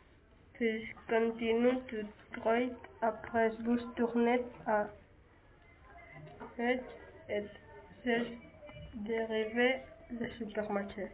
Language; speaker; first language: French; non-native, learner; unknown